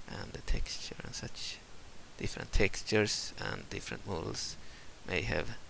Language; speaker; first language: English; non-native, fluent; Swedish